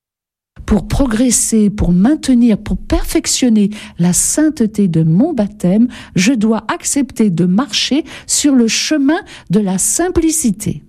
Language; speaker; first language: French; native; French